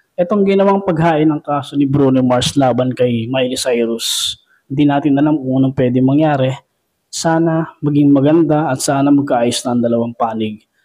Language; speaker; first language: Filipino; native; Filipino